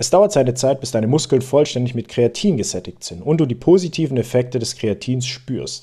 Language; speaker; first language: German; native; German